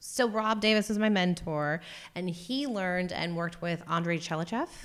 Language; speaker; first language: English; native; English